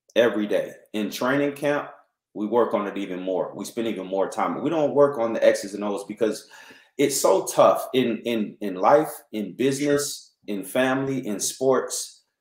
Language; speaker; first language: English; native; English